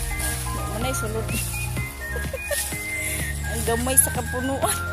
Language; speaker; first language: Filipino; non-native, local second language; Cebuano